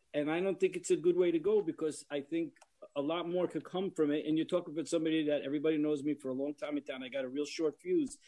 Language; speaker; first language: English; native; English